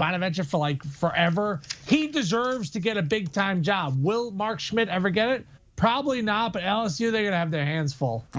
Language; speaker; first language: English; native; English